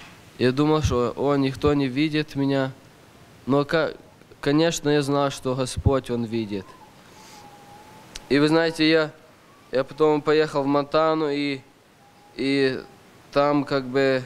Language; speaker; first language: Russian; early bilingual, heritage; Russian